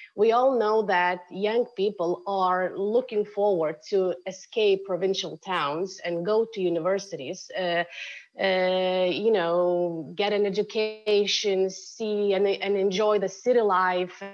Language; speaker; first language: English; non-native, fluent; Lithuanian